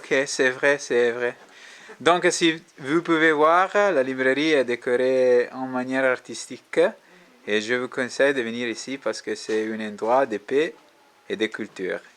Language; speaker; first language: French; non-native, learner; Italian